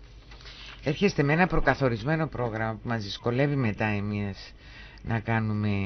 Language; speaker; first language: Greek; native; Greek